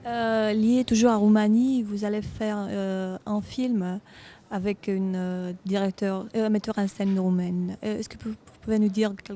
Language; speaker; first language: French; non-native, fluent; Romanian